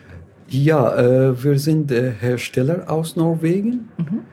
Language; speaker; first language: German; non-native, learner; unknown